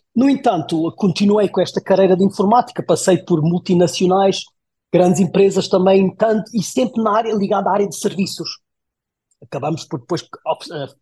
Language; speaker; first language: Portuguese; early bilingual, heritage; Portuguese